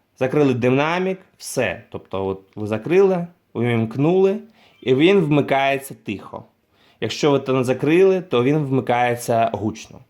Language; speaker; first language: Ukrainian; non-native, local second language; Russian